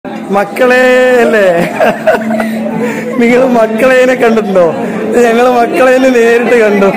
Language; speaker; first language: Malayalam; native; Malayalam